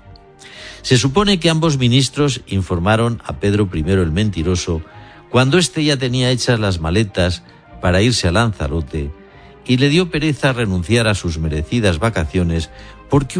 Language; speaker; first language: Spanish; native; Spanish